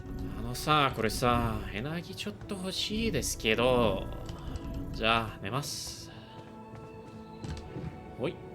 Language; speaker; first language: Japanese; non-native, learner; English